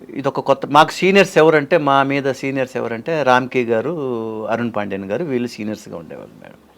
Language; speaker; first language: Telugu; native; Telugu